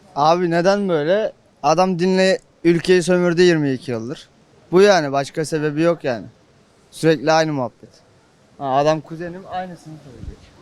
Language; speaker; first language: Turkish; native; Turkish